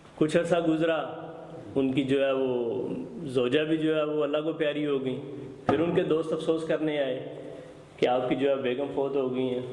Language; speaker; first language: Urdu; non-native, local second language; Punjabi